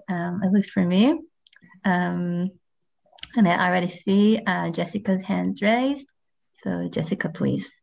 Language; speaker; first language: English; non-native, fluent; Hebrew